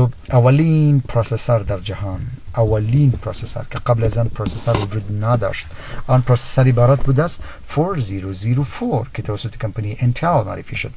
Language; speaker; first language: Persian; native; Persian